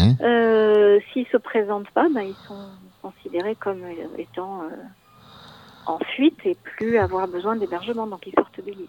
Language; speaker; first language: French; native; French